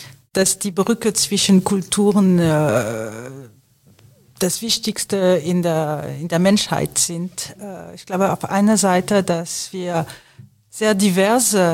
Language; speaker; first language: German; non-native, fluent; French